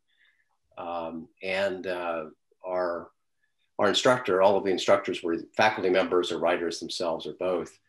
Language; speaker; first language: English; native; English